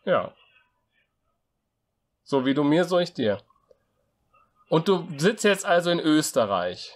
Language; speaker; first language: German; native; German